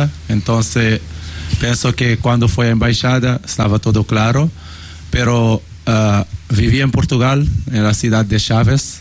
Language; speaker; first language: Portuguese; non-native, local second language; Kabuverdianu